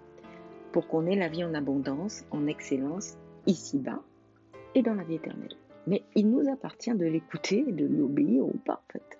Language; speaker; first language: French; native; French